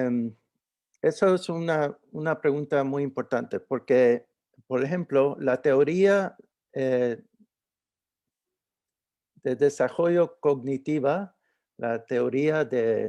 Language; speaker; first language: Spanish; early bilingual, heritage; Spanish